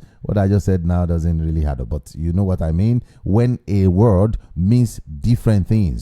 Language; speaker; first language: English; non-native, local second language; Yoruba